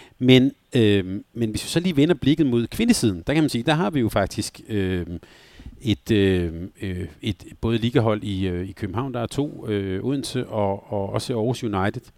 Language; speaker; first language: Danish; native; Danish